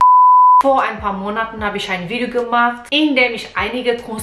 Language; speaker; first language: German; non-native, learner; Portuguese